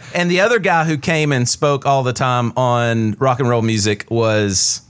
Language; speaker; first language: English; native; English